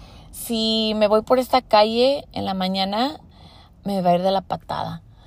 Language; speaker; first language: Spanish; early bilingual, heritage; Spanish